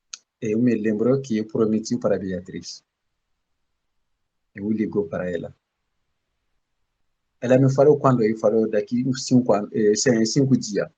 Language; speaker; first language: Portuguese; non-native, learner; Bambara